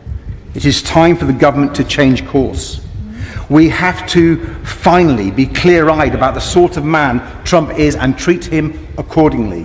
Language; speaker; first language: English; native; English